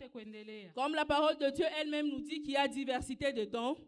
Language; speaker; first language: French; non-native, local second language; Swahili